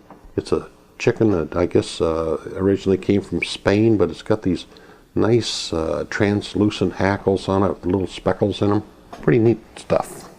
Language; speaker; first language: English; native; English